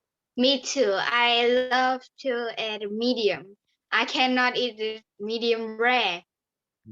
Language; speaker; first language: English; non-native, learner; Vietnamese